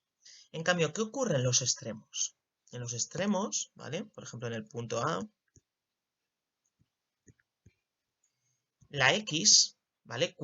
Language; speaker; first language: Spanish; native; Spanish